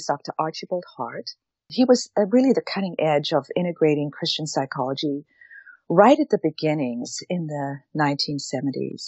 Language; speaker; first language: English; native; English